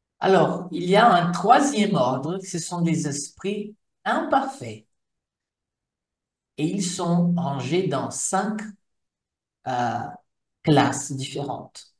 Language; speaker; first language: French; non-native, fluent; Portuguese